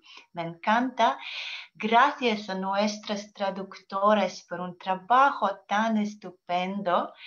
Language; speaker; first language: Spanish; non-native, learner; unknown